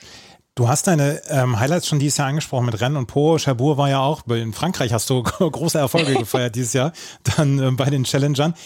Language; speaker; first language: German; native; German